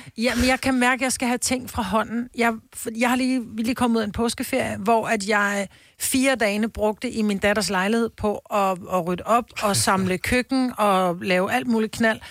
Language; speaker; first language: Danish; native; Danish